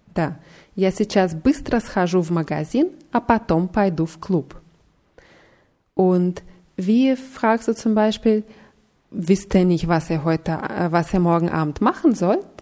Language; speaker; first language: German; non-native, fluent; Russian